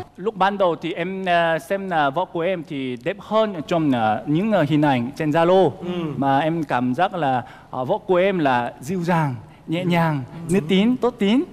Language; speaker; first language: Vietnamese; non-native, fluent; Korean